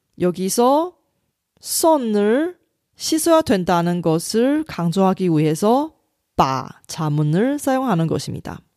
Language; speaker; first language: Korean; non-native, fluent; Chinese